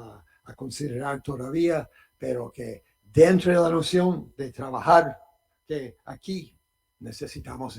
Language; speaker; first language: Spanish; non-native, fluent; English